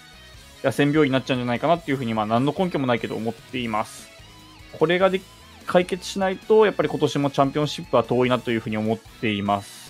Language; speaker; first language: Japanese; native; Japanese